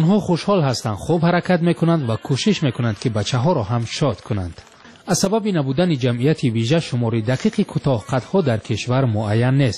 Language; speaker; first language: Tajik; native; Tajik